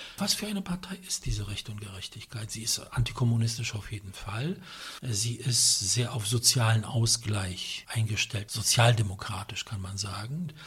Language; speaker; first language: German; non-native, fluent; Polish